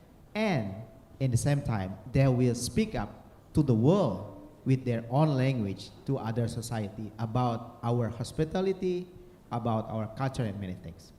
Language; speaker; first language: English; non-native, fluent; Indonesian